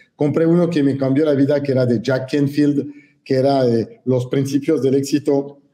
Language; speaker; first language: Spanish; non-native, fluent; French